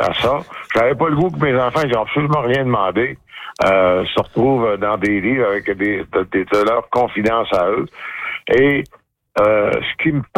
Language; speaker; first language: French; native; French